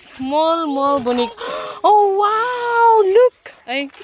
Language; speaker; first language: Catalan; non-native, learner; Filipino